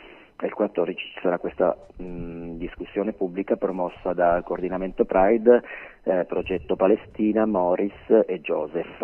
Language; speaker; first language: Italian; native; Italian